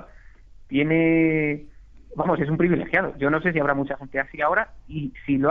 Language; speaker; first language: Spanish; native; Spanish